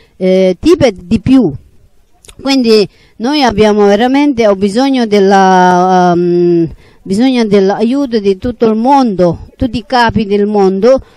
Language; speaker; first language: Italian; non-native, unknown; Tibetan